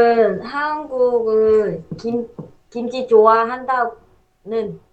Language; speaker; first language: Korean; non-native, fluent; Vietnamese